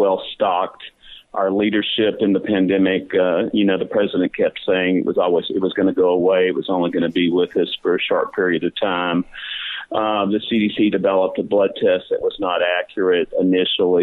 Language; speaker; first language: English; native; English